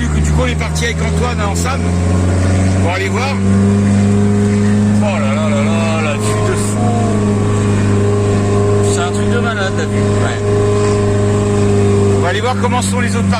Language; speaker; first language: French; native; French